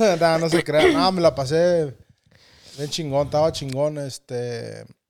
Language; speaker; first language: Spanish; early bilingual, heritage; Spanish